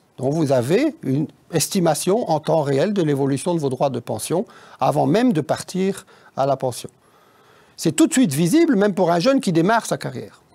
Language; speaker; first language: French; native; French